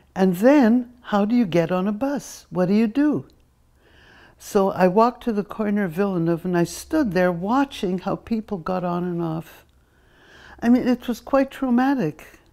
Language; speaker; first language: English; native; English